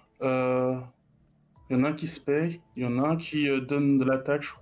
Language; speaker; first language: French; native; French